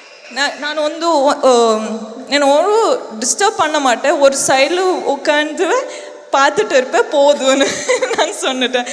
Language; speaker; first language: Tamil; non-native, learner; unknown